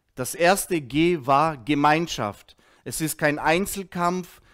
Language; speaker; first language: German; early bilingual, heritage; Russian